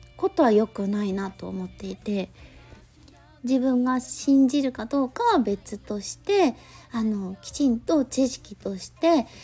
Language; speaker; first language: Japanese; native; Japanese